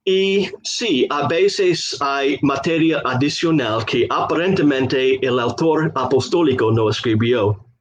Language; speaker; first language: Spanish; non-native, fluent; English